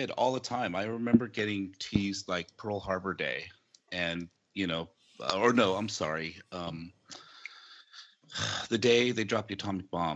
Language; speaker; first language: English; early bilingual, other home language; Japanese